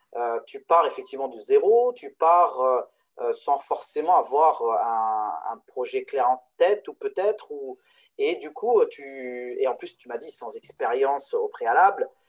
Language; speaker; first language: French; non-native, local second language; Arabic